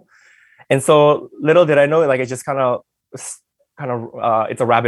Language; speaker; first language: English; early bilingual, other home language; Indonesian